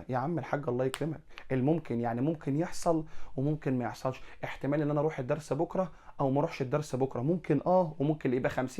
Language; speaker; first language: Arabic; native; Arabic